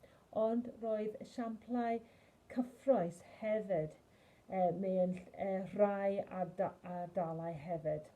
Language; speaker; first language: Welsh; non-native, fluent; English